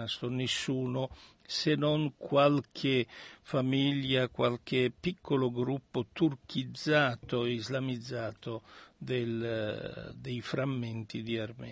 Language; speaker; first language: Italian; early bilingual, other home language; Armenian